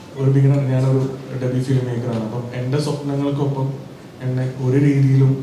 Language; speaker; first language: Malayalam; native; Malayalam